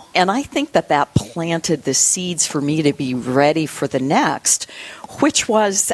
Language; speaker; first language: English; native; English